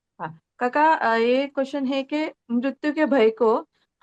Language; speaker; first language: Hindi; non-native, local second language; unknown